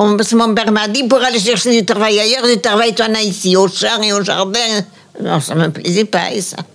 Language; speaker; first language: French; native; French